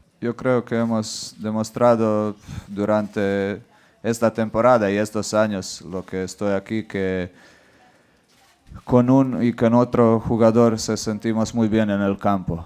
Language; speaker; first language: Spanish; non-native, fluent; Croatian